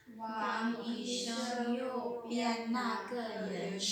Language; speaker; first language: Chinese; non-native, learner; Lao